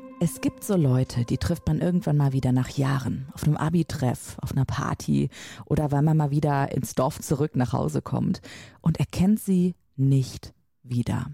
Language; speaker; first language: German; native; German